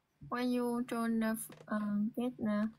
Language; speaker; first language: English; non-native, learner; Vietnamese